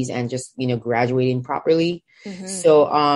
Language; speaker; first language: English; non-native, local second language; Igbo